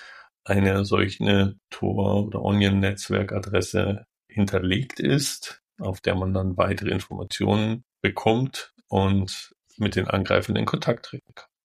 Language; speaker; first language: German; native; German